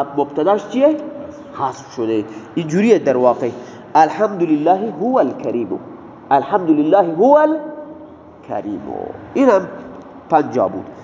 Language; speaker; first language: Persian; non-native, local second language; Baluchi